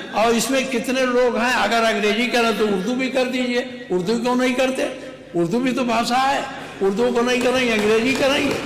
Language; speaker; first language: Hindi; native; Hindi